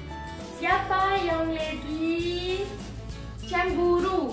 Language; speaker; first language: Indonesian; non-native, learner; French